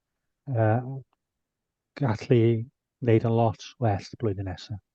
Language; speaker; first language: Welsh; native; Welsh